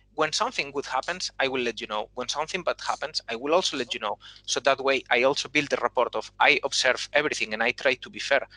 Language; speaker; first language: English; non-native, fluent; Spanish